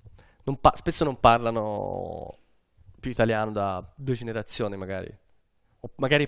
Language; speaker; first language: Italian; native; Italian